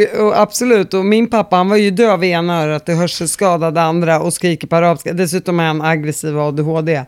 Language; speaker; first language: Swedish; early bilingual, other home language; Arabic